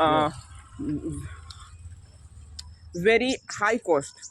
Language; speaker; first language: English; non-native, learner; Hindi